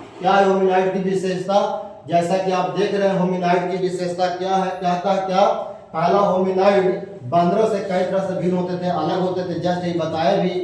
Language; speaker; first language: Hindi; native; Hindi